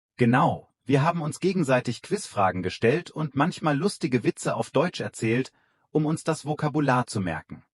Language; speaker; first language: German; non-native, fluent; Vietnamese